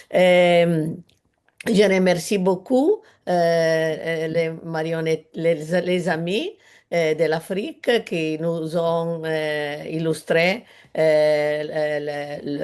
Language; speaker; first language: French; non-native, learner; Italian